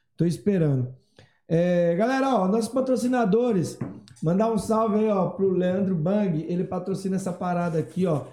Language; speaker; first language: Portuguese; native; Portuguese